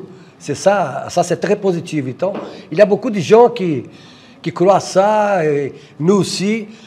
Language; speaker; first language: French; non-native, fluent; Portuguese